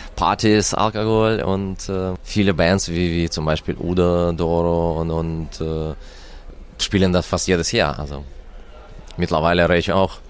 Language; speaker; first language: German; non-native, fluent; Russian